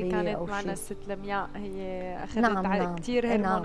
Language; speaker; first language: Arabic; native; Arabic